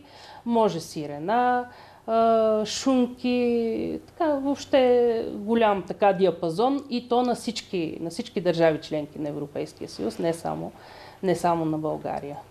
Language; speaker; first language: Bulgarian; native; Bulgarian